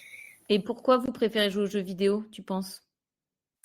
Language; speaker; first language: French; native; French